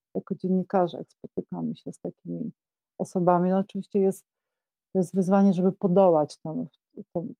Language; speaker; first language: Polish; native; Polish